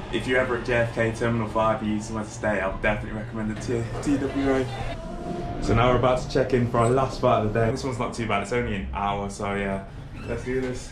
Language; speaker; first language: English; native; English